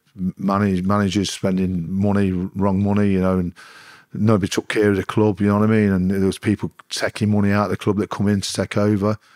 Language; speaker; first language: English; native; English